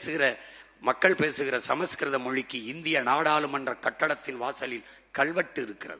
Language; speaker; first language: Tamil; native; Tamil